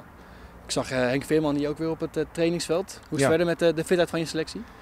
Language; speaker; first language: Dutch; native; Dutch